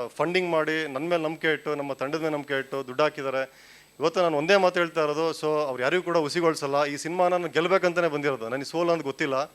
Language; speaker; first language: Kannada; native; Kannada